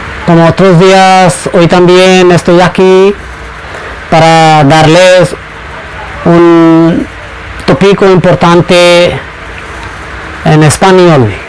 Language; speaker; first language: Spanish; non-native, fluent; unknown